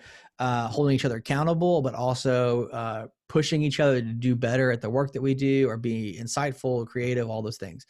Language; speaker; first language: English; native; English